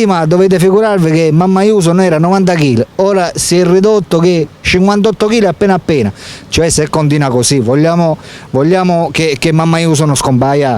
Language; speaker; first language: Italian; native; Italian